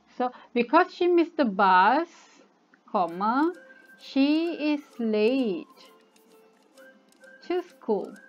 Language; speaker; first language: English; non-native, local second language; Malay